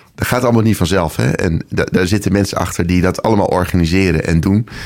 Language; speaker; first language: Dutch; native; Dutch